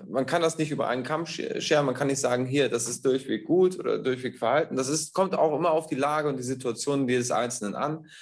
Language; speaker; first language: German; native; German